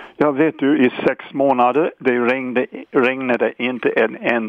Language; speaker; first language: Swedish; non-native, fluent; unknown